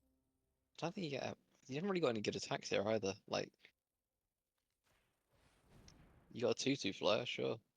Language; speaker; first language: English; native; English